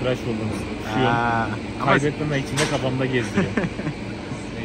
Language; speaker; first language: Turkish; native; Turkish